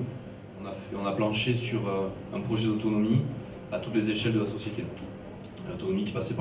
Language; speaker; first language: French; native; French